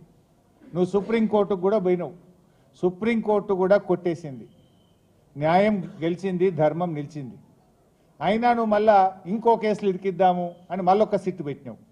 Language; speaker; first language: Telugu; native; Telugu